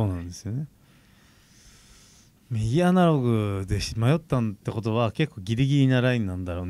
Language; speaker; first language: Japanese; native; Japanese